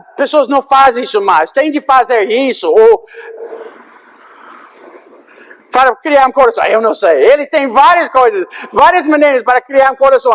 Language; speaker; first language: Portuguese; non-native, fluent; English